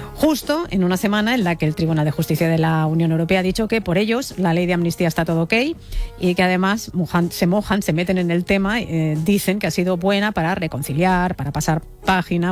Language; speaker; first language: Spanish; native; Spanish